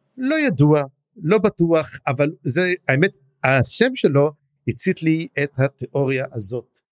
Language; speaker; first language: Hebrew; native; Hebrew